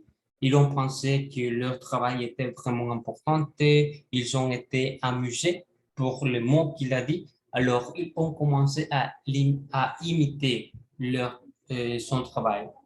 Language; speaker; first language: French; non-native, learner; Spanish